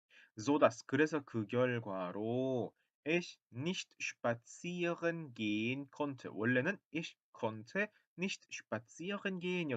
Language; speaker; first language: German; non-native, fluent; Korean